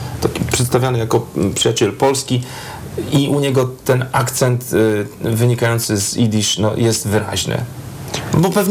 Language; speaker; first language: Polish; native; Polish